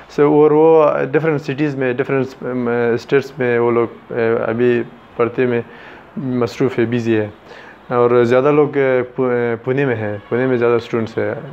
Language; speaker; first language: Urdu; non-native, learner; Pashto